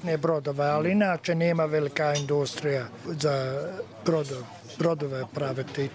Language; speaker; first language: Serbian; early bilingual, heritage; Serbian